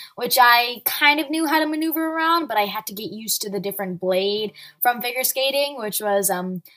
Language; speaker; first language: English; early bilingual, other home language; Arabic